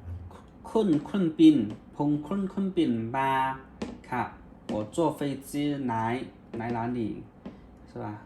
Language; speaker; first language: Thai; non-native, learner; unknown